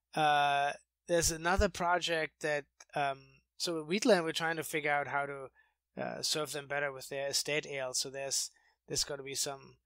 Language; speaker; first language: English; non-native, fluent; German